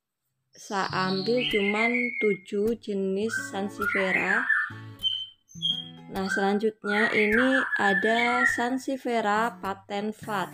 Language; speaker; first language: Indonesian; native; Indonesian